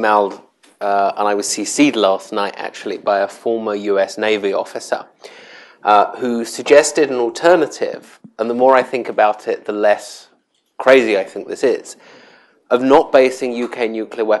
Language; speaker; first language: English; native; English